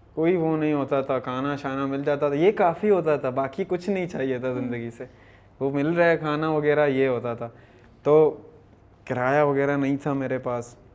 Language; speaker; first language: Urdu; non-native, local second language; Baluchi